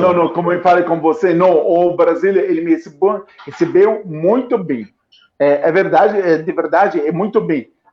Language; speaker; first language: Portuguese; non-native, fluent; Arabic